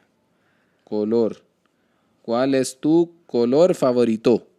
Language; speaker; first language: Spanish; non-native, learner; Hindi